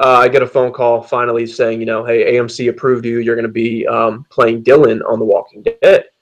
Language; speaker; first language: English; native; English